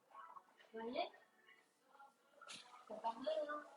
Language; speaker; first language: French; non-native, learner; Chinese